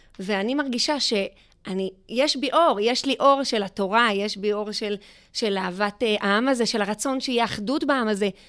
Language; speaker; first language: Hebrew; native; Hebrew